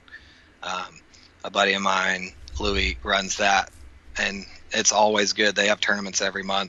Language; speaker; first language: English; native; English